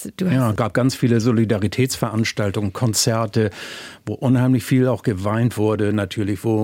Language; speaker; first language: German; native; German